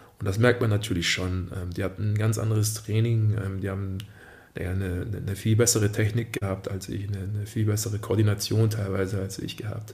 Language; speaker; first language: German; early bilingual, other home language; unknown